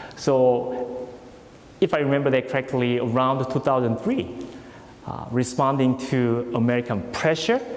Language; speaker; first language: English; non-native, fluent; Korean